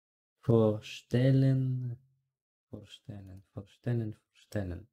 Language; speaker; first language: German; non-native, learner; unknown